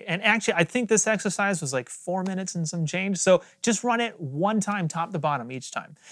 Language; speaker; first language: English; native; English